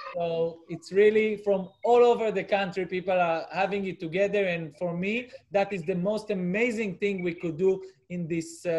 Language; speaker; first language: English; non-native, fluent; Hebrew